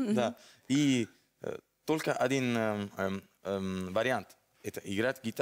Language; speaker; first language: Russian; non-native, learner; Italian